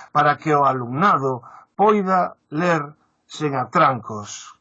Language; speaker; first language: Spanish; non-native, local second language; Galician